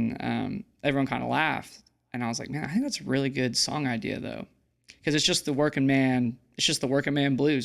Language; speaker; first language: English; native; English